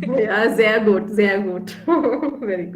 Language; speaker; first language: German; non-native, fluent; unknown